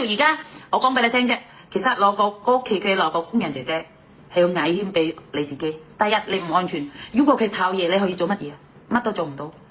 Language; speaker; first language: Cantonese; non-native, fluent; Indonesian